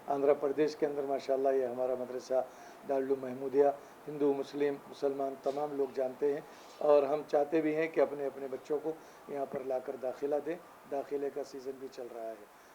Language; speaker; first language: Urdu; native; Urdu